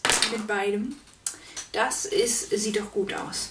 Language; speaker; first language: German; native; German